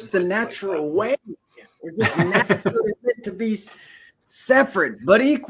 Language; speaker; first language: English; native; English